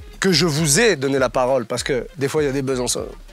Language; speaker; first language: French; native; French